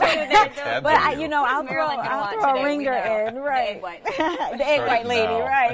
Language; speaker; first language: English; native; English